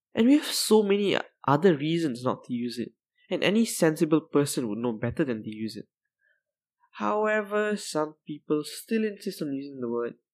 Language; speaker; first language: English; non-native, local second language; Tamil